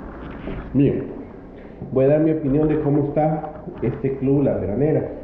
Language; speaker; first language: Spanish; native; Spanish